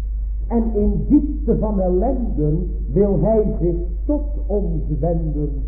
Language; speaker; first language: Dutch; native; Dutch